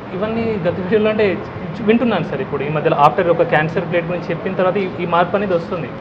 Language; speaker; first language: Telugu; non-native, fluent; Hindi